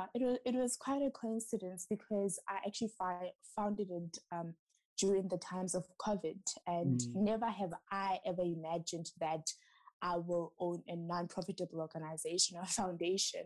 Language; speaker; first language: English; non-native, local second language; Southern Sotho